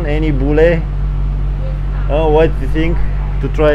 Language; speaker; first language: English; non-native, learner; Romanian